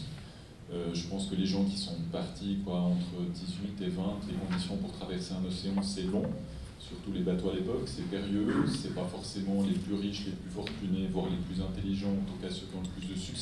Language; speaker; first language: French; native; French